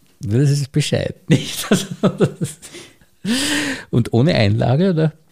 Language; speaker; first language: German; native; German